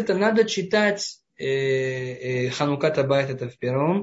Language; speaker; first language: Russian; non-native, fluent; Hebrew